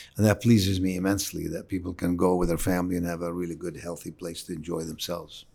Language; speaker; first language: English; non-native, fluent; Arabic